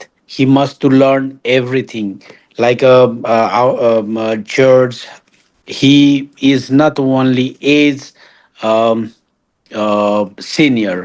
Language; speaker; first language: English; non-native, learner; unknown